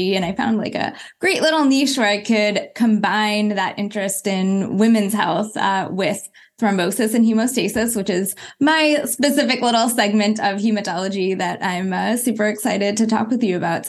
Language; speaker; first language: English; native; English